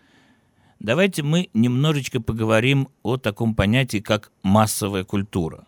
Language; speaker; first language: Russian; native; Russian